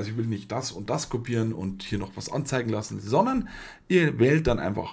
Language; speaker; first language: German; native; German